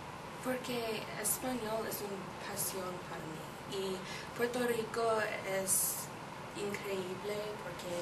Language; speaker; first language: Spanish; non-native, learner; English